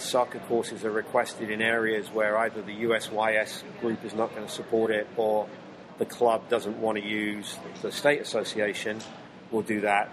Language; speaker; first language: English; native; English